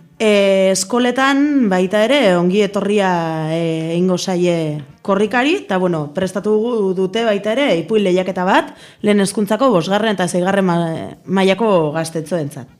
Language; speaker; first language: Basque; non-native, local second language; Spanish